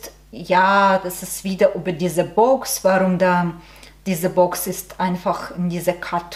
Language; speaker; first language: German; non-native, learner; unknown